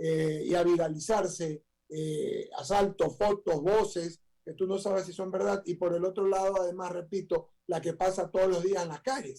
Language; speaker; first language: Spanish; native; Spanish